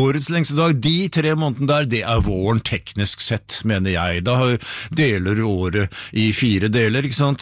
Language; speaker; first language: Norwegian; native; Norwegian